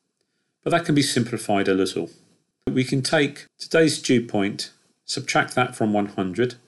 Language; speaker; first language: English; native; English